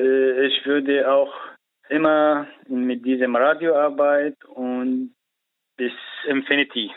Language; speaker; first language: German; non-native, learner; Arabic